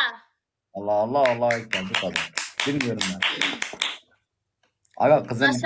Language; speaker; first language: Turkish; native; Turkish